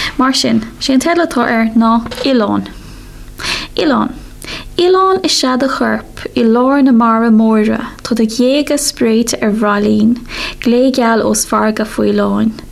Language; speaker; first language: Irish; non-native, local second language; English